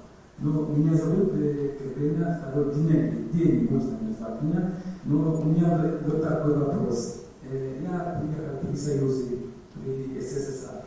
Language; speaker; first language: Russian; non-native, learner; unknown